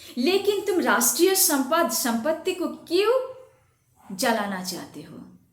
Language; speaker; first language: Hindi; non-native, local second language; Bangla